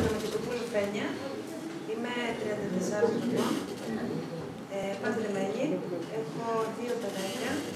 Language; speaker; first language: Greek; early bilingual, other home language; Russian